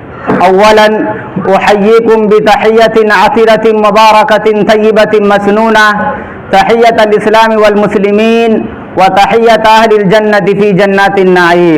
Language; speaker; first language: Arabic; non-native, fluent; Urdu